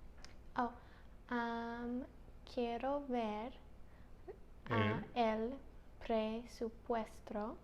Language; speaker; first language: Spanish; non-native, learner; English